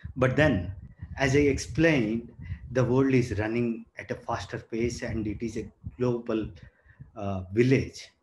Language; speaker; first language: English; non-native, local second language; Telugu